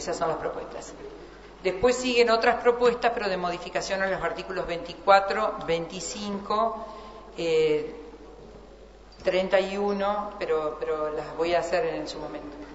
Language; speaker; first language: Spanish; native; Spanish